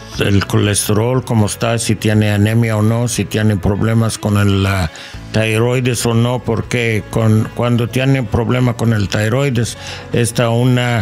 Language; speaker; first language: Spanish; non-native, learner; English